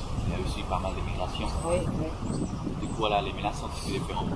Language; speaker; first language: French; non-native, fluent; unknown